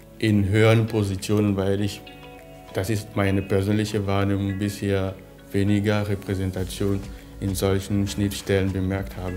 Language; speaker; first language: German; non-native, fluent; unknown